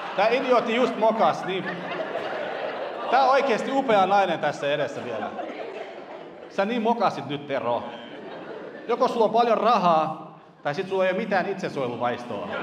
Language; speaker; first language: Finnish; early bilingual, other home language; Kurdish